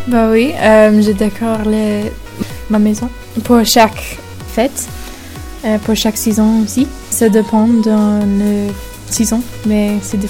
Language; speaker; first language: French; non-native, learner; English